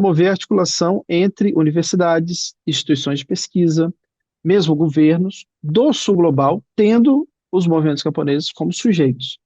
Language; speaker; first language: Portuguese; native; Portuguese